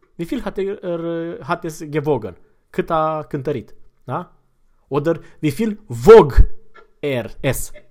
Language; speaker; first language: German; non-native, fluent; Romanian